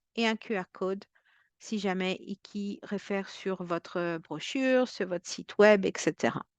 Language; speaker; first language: French; native; French